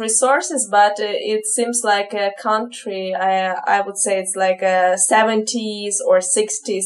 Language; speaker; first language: English; non-native, fluent; Ukrainian